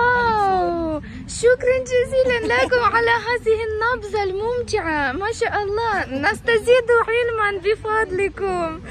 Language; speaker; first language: Arabic; non-native, fluent; Ukrainian